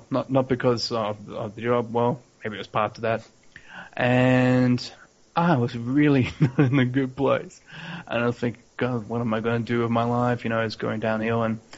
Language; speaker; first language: English; native; English